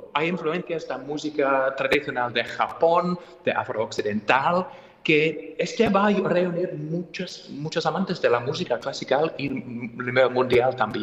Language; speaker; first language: Spanish; non-native, fluent; English